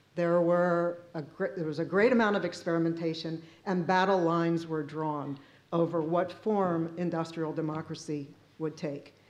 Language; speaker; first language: English; native; English